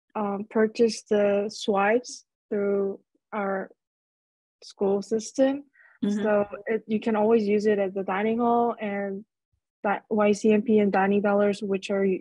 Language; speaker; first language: English; non-native, fluent; Korean